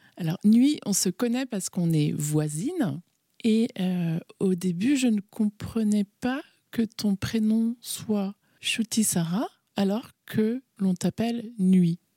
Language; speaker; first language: French; native; French